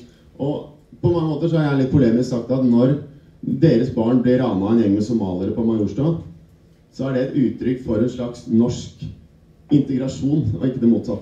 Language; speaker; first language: Norwegian; native; Norwegian